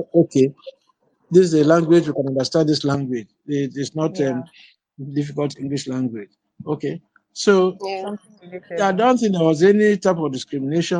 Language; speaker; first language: English; non-native, local second language; Igbo